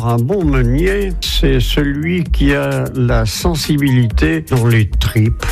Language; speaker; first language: French; native; French